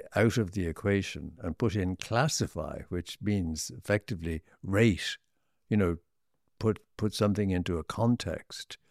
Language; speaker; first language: English; native; English